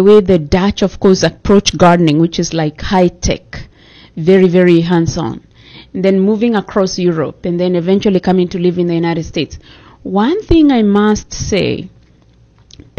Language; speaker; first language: English; non-native, local second language; Kikuyu